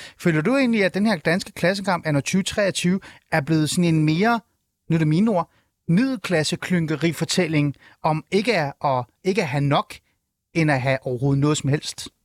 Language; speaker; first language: Danish; early bilingual, other home language; Persian